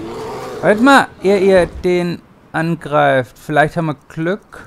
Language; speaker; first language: German; native; German